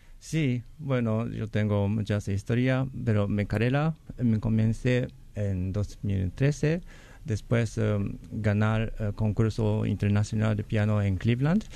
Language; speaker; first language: Spanish; non-native, learner; Japanese